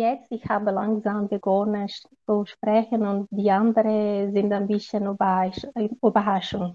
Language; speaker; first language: German; non-native, learner; Portuguese